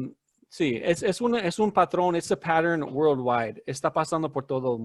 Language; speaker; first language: Spanish; non-native, fluent; English